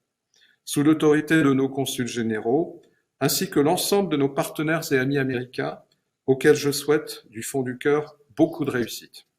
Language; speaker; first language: French; native; French